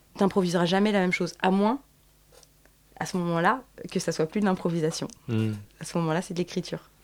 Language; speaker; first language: French; native; French